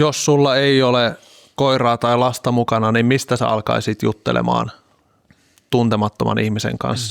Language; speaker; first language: Finnish; native; Finnish